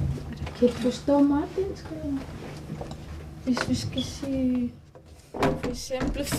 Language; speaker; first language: Danish; non-native, learner; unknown